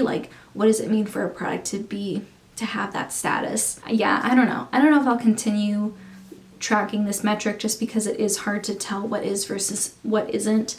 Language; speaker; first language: English; native; English